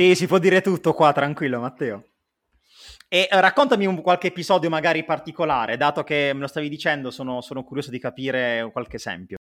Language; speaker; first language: Italian; native; Italian